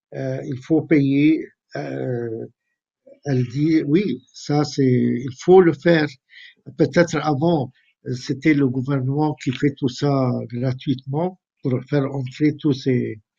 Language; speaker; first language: French; non-native, fluent; Arabic